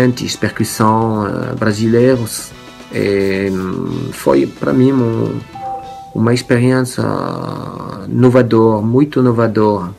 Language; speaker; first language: Portuguese; non-native, learner; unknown